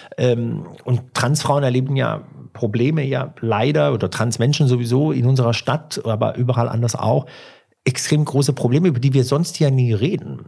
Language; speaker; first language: German; early bilingual, other home language; Italian